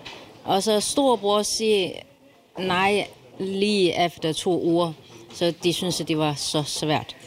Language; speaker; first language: Danish; non-native, learner; Chinese